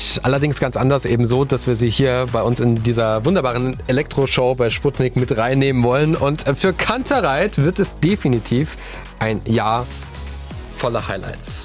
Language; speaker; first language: German; native; German